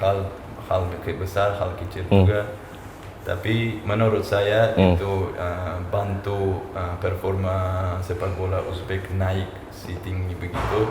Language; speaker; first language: Indonesian; non-native, fluent; Uzbek